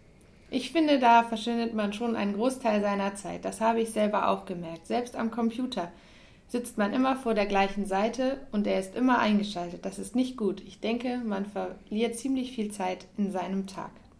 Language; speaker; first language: German; non-native, fluent; French